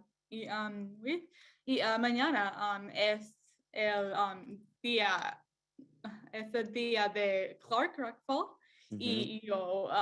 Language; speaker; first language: Spanish; non-native, learner; English